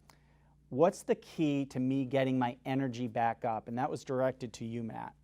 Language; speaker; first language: English; native; English